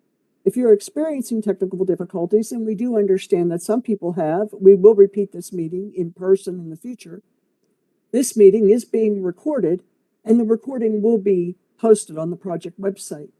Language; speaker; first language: English; native; English